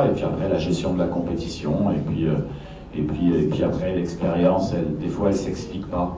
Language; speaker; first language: French; native; French